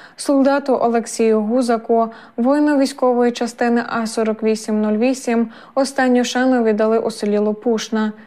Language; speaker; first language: Ukrainian; native; Ukrainian